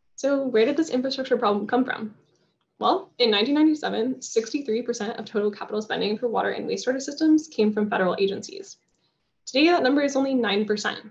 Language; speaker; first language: English; native; English